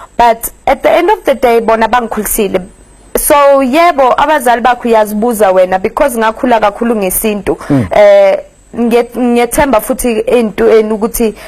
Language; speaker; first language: Zulu; non-native, local second language; Afrikaans